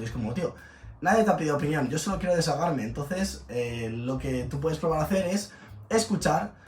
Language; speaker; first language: Spanish; native; Spanish